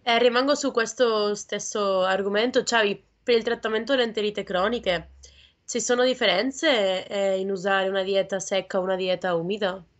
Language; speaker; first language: Italian; non-native, fluent; Spanish